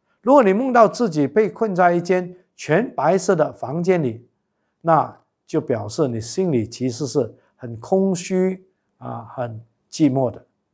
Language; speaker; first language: Chinese; native; Chinese